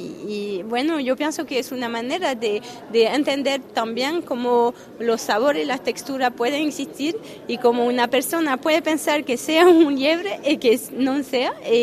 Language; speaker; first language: Spanish; non-native, fluent; French